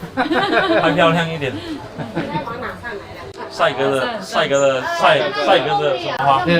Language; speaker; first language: Chinese; native; Chinese